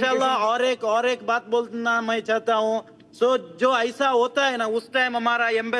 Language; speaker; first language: Hindi; non-native, local second language; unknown